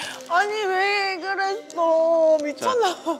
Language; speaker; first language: Korean; native; Korean